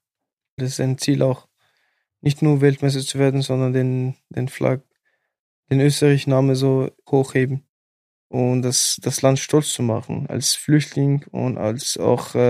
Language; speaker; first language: German; non-native, fluent; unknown